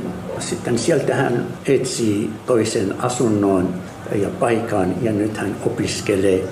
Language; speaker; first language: Finnish; non-native, fluent; Arabic